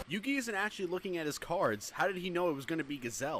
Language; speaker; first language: English; native; English